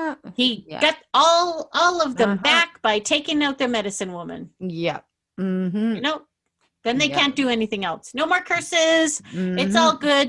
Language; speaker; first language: English; native; English